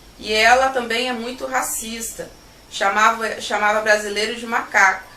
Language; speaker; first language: Portuguese; native; Portuguese